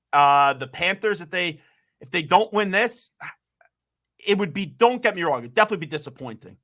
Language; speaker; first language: English; native; English